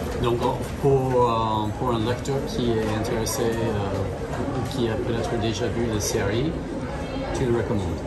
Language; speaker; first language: French; non-native, fluent; English